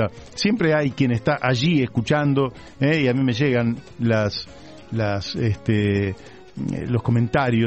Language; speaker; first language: Spanish; native; Spanish